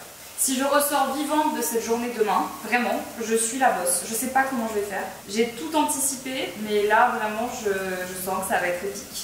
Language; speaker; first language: French; native; French